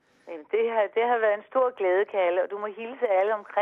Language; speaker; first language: Danish; native; Danish